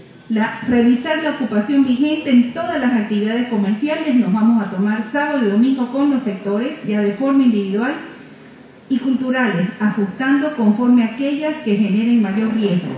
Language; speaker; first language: Spanish; native; Spanish